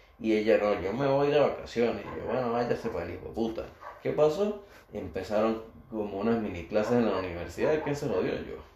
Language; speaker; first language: Spanish; native; Spanish